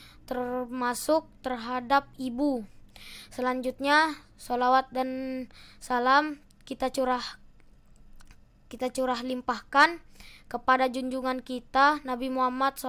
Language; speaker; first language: Indonesian; native; Indonesian